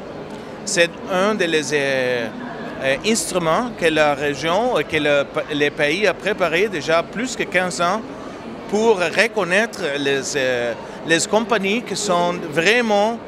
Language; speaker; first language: French; non-native, fluent; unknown